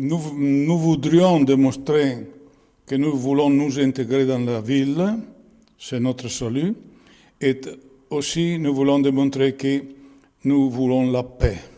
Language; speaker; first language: French; non-native, learner; Italian